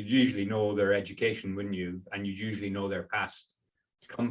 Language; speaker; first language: English; native; English